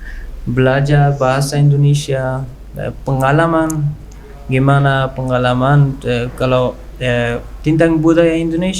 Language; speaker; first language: Indonesian; non-native, learner; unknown